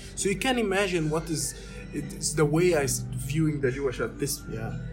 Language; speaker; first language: English; non-native, fluent; Arabic